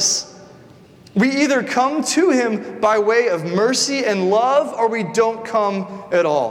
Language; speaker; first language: English; native; English